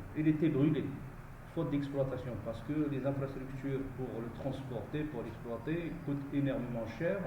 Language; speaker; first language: French; non-native, local second language; Arabic